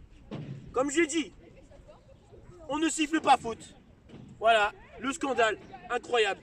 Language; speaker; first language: French; native; French